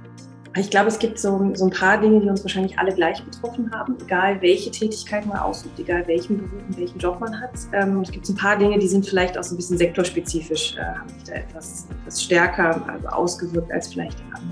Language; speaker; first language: German; native; German